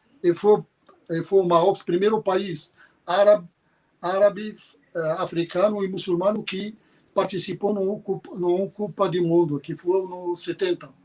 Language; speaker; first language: Portuguese; non-native, fluent; Arabic